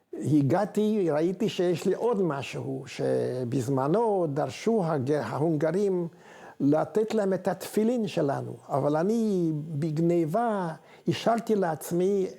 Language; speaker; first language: Hebrew; non-native, fluent; Hungarian